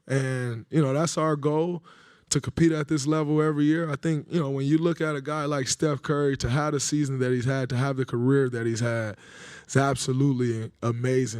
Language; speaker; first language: English; native; English